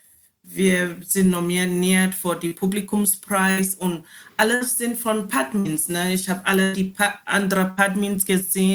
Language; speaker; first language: German; non-native, learner; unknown